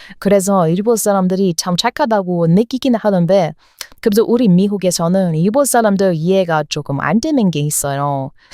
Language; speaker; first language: Korean; non-native, fluent; English